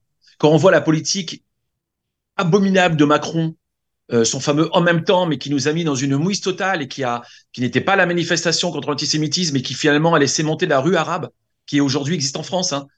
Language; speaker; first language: French; native; French